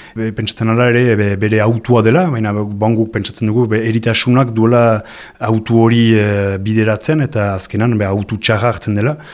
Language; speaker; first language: Basque; native; Basque